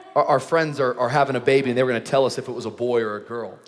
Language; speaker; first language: English; native; English